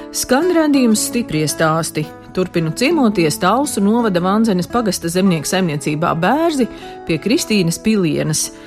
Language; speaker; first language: Latvian; native; Latvian